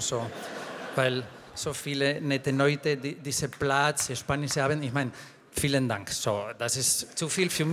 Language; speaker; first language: German; non-native, fluent; Spanish